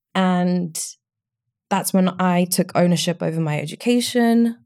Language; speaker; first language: English; early bilingual, other home language; Romanian